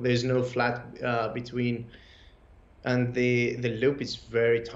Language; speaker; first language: English; non-native, fluent; Greek